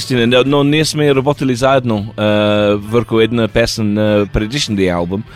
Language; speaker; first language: Bulgarian; non-native, learner; English